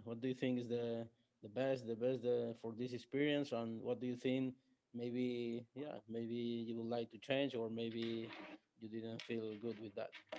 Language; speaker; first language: English; non-native, learner; Spanish